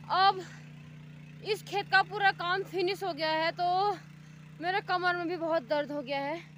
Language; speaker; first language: Hindi; native; Hindi